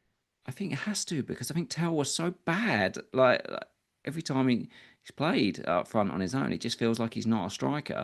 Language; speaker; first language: English; native; English